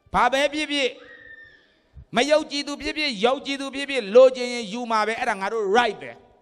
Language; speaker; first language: Burmese; non-native, local second language; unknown